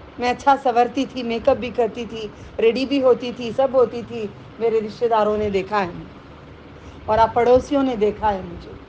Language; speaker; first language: Urdu; native; Urdu